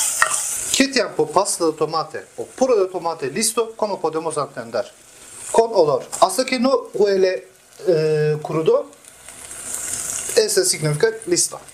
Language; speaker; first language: Spanish; non-native, learner; Turkish